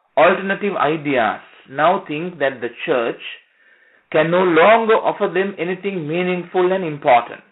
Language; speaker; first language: English; non-native, local second language; Sinhala